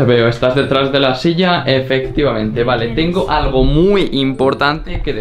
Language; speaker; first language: Spanish; native; Spanish